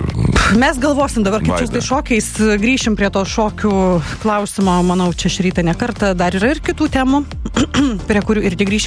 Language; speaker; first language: Lithuanian; native; Lithuanian